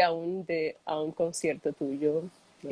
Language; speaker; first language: Spanish; early bilingual, heritage; Spanish